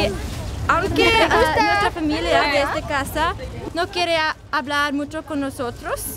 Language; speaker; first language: Spanish; non-native, learner; English